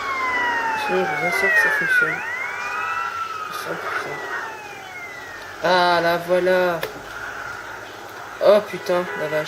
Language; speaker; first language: French; native; French